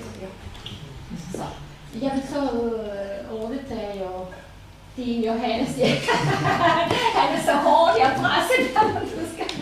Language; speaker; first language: Danish; non-native, fluent; Serbian